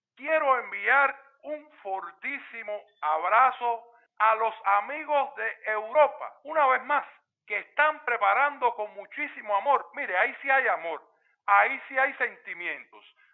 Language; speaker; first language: Spanish; native; Spanish